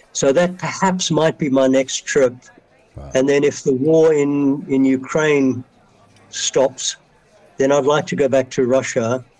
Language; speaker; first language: English; native; English